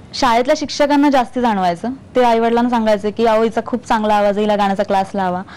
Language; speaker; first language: Marathi; native; Marathi